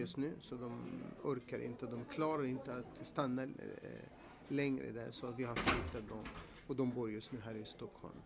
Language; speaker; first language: Swedish; non-native, fluent; Arabic